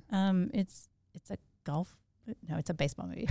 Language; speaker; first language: English; native; English